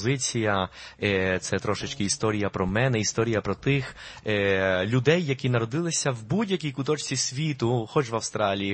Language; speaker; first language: Ukrainian; non-native, fluent; Spanish